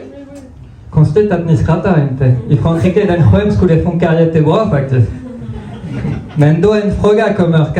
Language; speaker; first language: Swedish; non-native, fluent; French